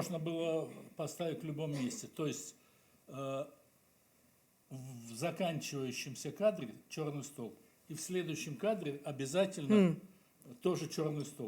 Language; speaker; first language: Russian; native; Russian